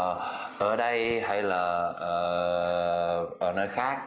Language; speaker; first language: Vietnamese; non-native, fluent; Swedish